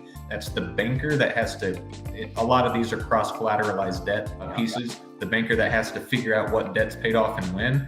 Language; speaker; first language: English; native; English